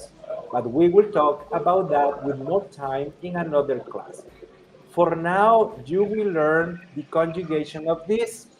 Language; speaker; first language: English; non-native, fluent; Spanish